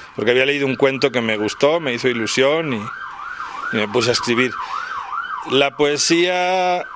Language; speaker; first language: Spanish; native; Spanish